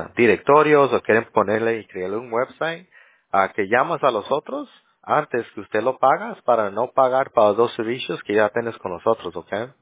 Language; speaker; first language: Spanish; native; Spanish